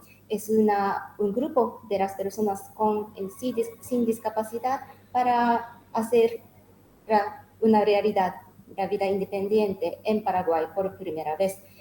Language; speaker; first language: Spanish; non-native, learner; Japanese